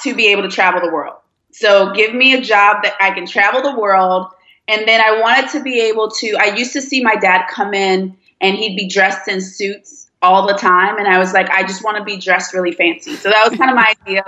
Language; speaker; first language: English; early bilingual, other home language; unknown